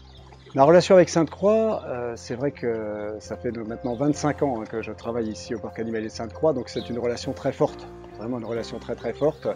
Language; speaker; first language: French; native; French